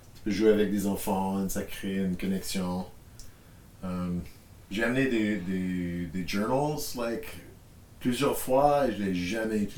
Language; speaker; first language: French; non-native, fluent; English